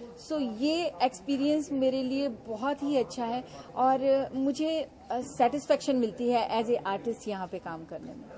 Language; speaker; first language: Hindi; non-native, local second language; Punjabi